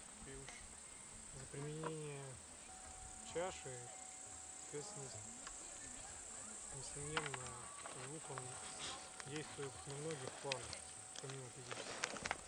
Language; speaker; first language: Russian; native; Russian